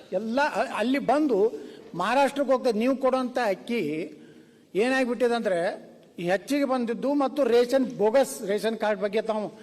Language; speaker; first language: Kannada; native; Kannada